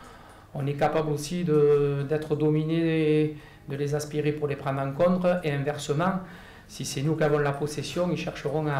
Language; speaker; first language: French; native; French